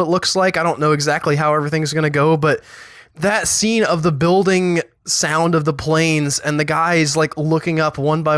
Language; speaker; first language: English; native; English